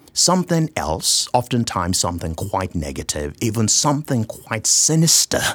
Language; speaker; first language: English; non-native, local second language; Yoruba